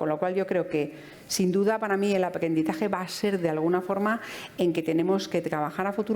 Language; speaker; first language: Spanish; native; Spanish